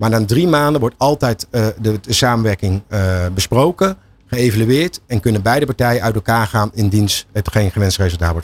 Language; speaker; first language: Dutch; native; Dutch